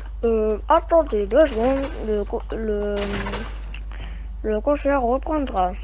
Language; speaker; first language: French; native; French